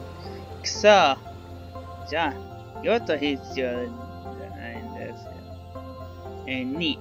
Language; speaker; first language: Japanese; non-native, learner; English